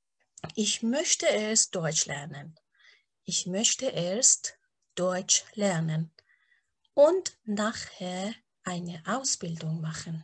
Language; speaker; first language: German; non-native, fluent; Persian